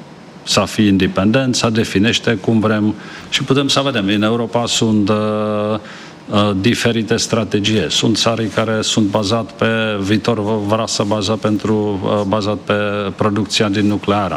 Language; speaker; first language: Romanian; non-native, fluent; Czech